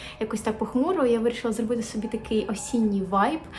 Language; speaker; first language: Ukrainian; native; Ukrainian